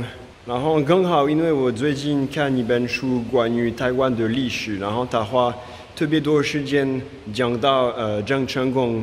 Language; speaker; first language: Chinese; non-native, fluent; French